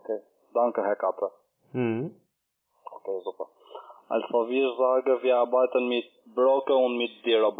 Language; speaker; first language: German; non-native, learner; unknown